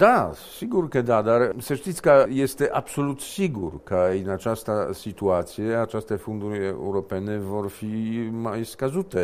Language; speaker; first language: Romanian; non-native, fluent; Polish